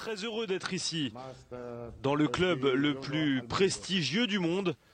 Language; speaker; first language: French; non-native, fluent; Italian